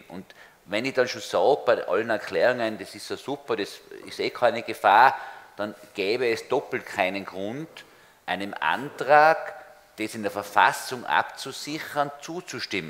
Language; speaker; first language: German; native; German